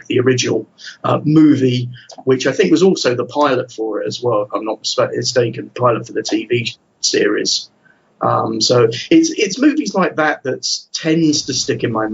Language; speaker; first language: English; native; English